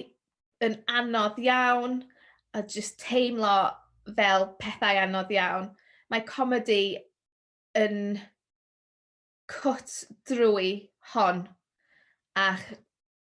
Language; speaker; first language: Welsh; non-native, local second language; English